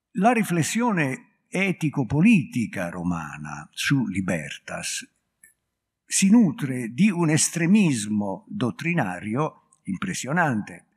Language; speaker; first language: Italian; native; Italian